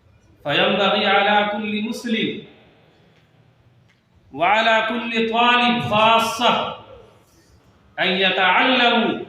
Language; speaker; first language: Arabic; non-native, fluent; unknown